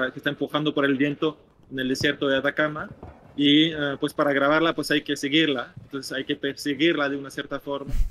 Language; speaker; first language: Spanish; non-native, fluent; French